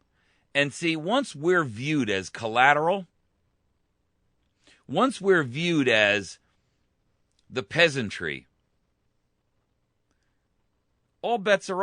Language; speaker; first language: English; native; English